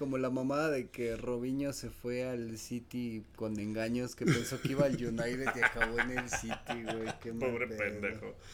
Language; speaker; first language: Spanish; native; Spanish